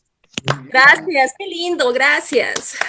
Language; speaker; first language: Spanish; native; Spanish